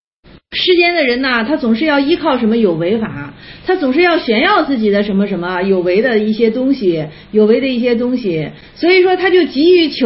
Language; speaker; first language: Chinese; native; Chinese